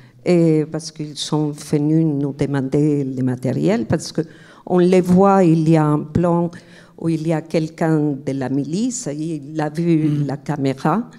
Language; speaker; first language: French; non-native, fluent; Spanish